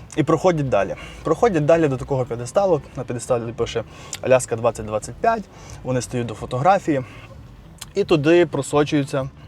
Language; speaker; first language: Ukrainian; non-native, local second language; Russian